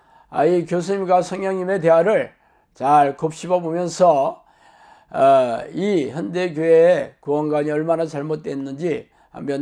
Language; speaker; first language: Korean; native; Korean